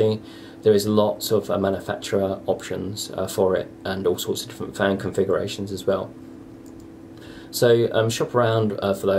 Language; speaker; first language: English; native; English